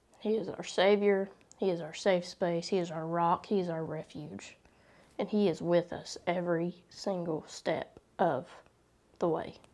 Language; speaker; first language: English; native; English